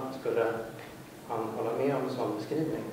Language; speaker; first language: Swedish; native; Swedish